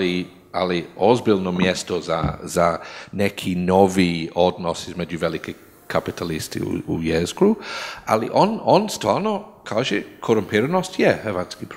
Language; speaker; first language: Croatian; non-native, learner; English